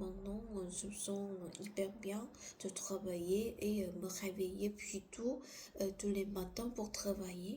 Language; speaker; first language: French; non-native, learner; Korean